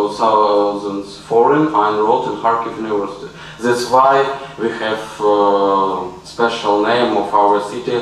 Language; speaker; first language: English; non-native, learner; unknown